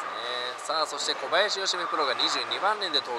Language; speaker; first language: Japanese; native; Japanese